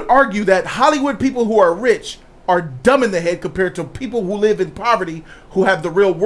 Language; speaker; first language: English; native; English